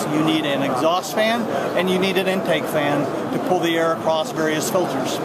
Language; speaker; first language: English; native; English